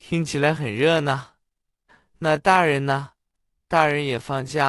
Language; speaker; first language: Chinese; non-native, fluent; English